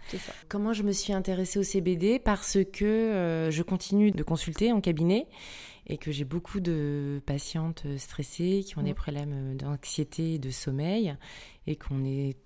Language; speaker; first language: French; native; French